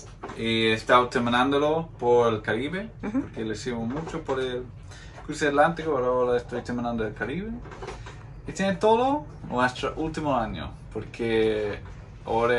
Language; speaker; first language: Spanish; non-native, fluent; English